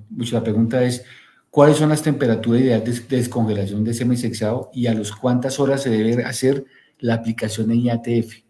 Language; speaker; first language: Spanish; native; Spanish